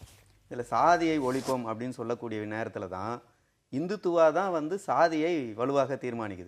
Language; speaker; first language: Tamil; native; Tamil